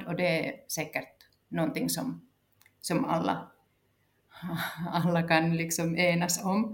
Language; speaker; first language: Swedish; non-native, local second language; Finnish